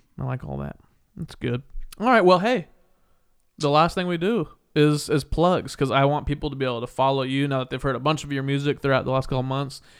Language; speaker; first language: English; native; English